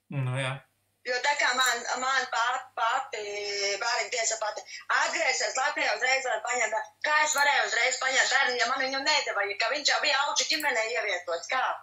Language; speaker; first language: Latvian; native; Latvian